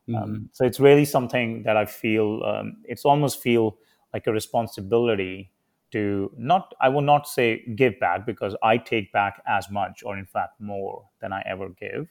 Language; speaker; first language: English; non-native, local second language; Hindi